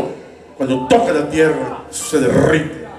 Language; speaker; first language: Spanish; native; Spanish